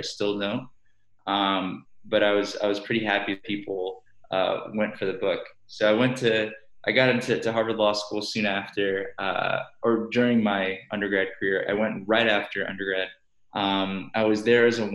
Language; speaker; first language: English; native; English